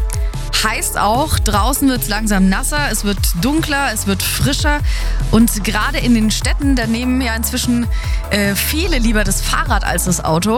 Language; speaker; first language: German; native; German